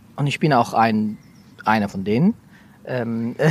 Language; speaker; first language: German; non-native, fluent; Persian